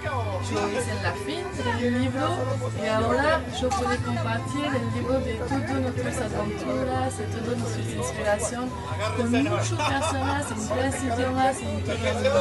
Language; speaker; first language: Spanish; non-native, learner; French